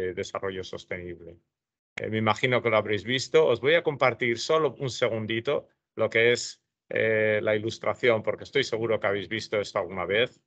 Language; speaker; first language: Spanish; native; Spanish